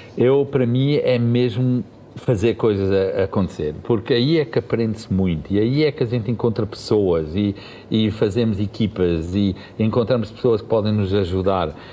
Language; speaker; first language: Portuguese; early bilingual, heritage; Portuguese